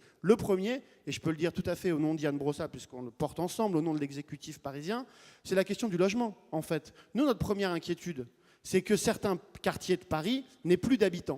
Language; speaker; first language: French; native; French